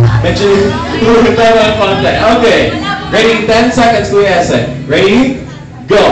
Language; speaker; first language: English; non-native, local second language; Filipino